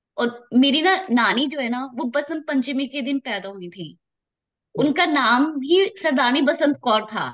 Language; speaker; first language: Hindi; native; Hindi